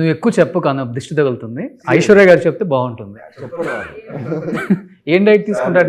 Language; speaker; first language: Telugu; native; Telugu